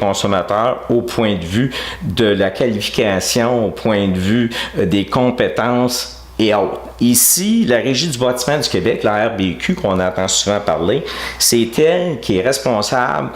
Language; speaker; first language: French; native; French